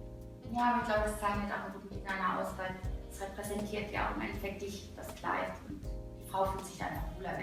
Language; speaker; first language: German; native; German